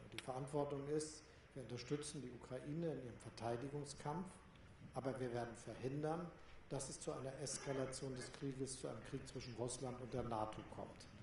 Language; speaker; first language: German; native; German